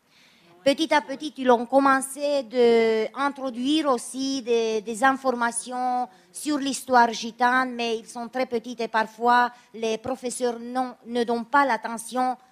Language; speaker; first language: French; non-native, fluent; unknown